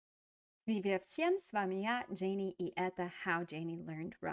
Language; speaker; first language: Russian; non-native, fluent; English